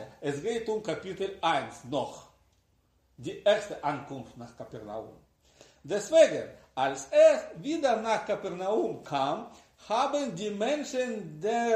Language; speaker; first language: German; non-native, learner; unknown